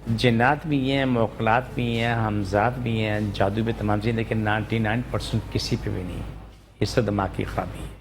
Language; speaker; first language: Urdu; non-native, local second language; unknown